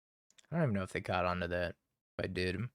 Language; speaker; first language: English; native; English